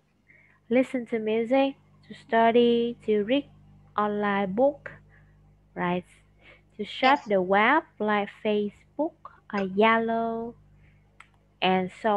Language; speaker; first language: English; non-native, fluent; Vietnamese